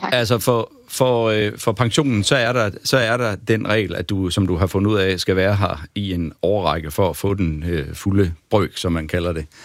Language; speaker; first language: Danish; native; Danish